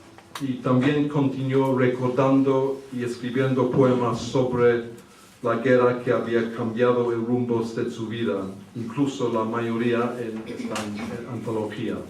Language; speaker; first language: Spanish; early bilingual, heritage; English